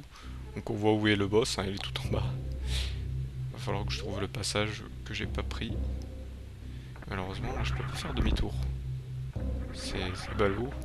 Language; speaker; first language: French; native; French